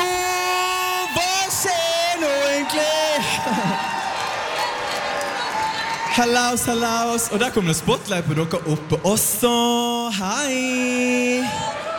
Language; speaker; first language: Norwegian; native; Norwegian